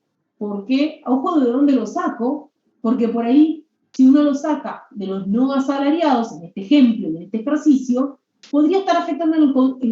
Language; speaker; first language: Spanish; native; Spanish